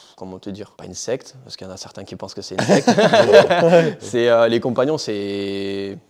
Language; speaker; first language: French; native; French